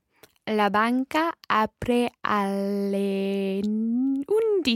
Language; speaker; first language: Italian; non-native, learner; English